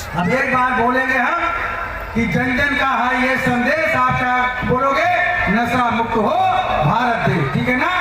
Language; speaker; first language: Hindi; native; Hindi